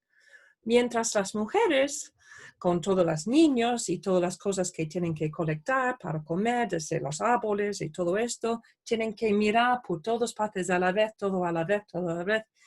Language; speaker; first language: Spanish; non-native, fluent; English